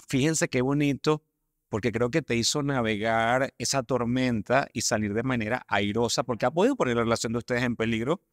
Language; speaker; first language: Spanish; native; Spanish